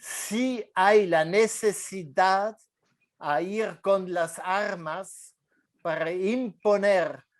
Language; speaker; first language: Spanish; non-native, fluent; French